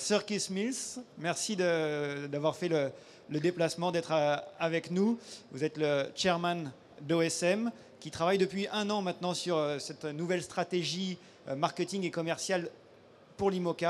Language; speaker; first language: French; native; French